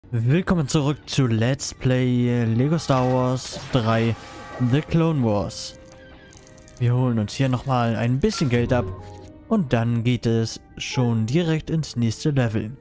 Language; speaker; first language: German; native; German